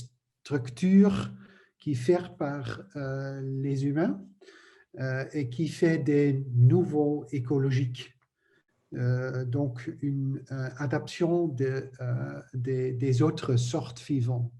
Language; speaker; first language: French; non-native, learner; Dutch